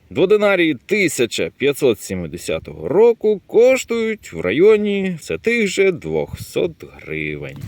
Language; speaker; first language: Ukrainian; native; Ukrainian